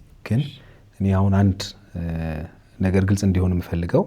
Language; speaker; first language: Amharic; native; Amharic